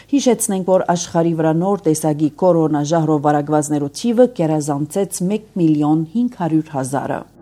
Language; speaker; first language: Armenian; native; Armenian